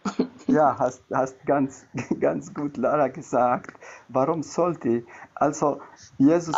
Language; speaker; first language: German; non-native, learner; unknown